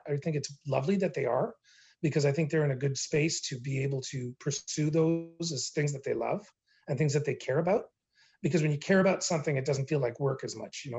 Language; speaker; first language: English; native; English